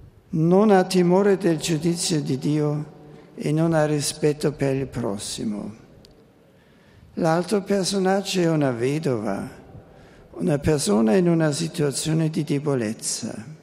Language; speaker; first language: Italian; non-native, fluent; German